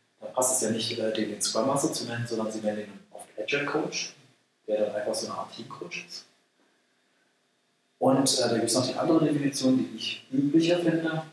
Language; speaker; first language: German; native; German